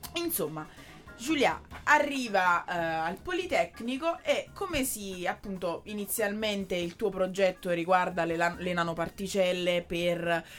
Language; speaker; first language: Italian; native; Italian